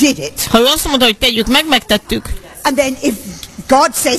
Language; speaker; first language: English; native; English